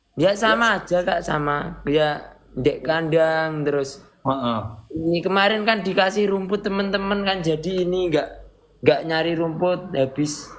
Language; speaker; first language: Indonesian; non-native, local second language; Javanese